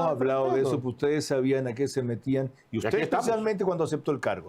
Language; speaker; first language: Spanish; native; Spanish